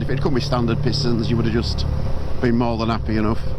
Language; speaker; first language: English; native; English